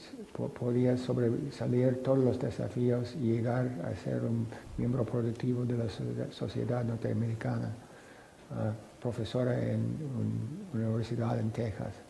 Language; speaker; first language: Spanish; non-native, fluent; English